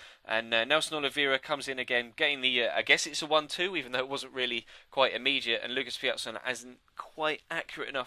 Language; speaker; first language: English; native; English